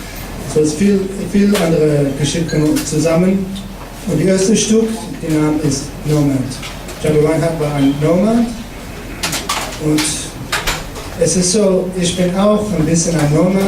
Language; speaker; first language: German; non-native, learner; English